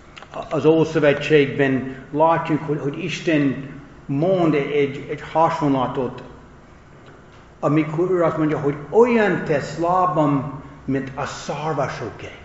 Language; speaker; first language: Hungarian; non-native, fluent; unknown